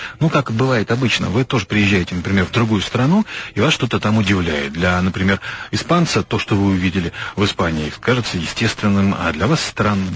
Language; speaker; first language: Russian; native; Russian